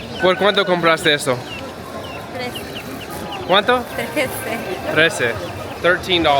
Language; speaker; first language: Spanish; non-native, learner; English